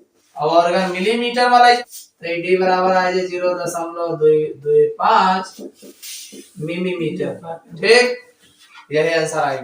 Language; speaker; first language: Hindi; native; Hindi